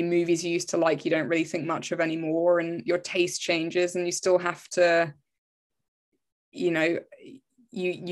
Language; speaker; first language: English; native; English